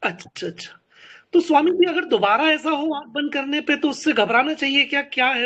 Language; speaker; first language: Hindi; native; Hindi